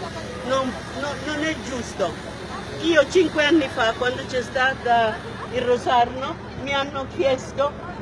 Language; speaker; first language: Italian; non-native, fluent; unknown